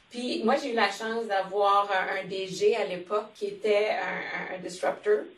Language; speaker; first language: French; native; French